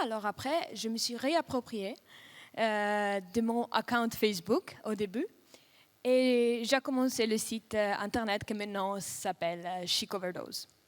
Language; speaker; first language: French; non-native, fluent; Russian